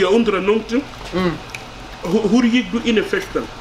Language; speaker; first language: Swedish; non-native, learner; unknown